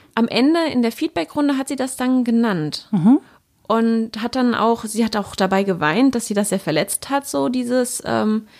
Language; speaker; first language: German; native; German